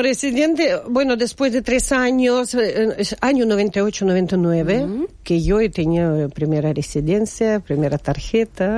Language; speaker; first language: Spanish; non-native, fluent; Russian